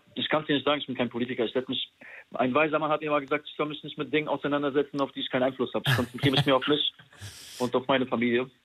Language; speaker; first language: German; non-native, fluent; Polish